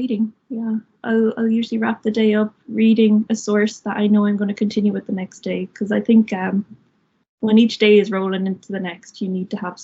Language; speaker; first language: English; native; English